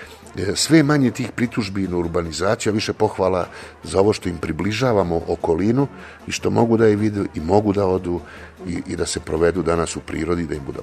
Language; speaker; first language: Serbian; native; Serbian